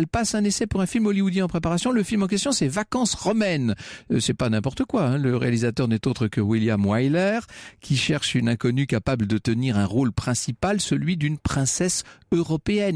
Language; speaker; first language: French; native; French